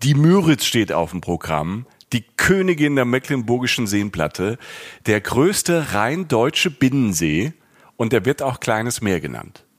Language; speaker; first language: German; native; German